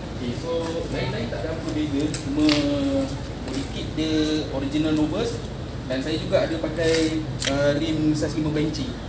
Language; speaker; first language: Malay; native; Malay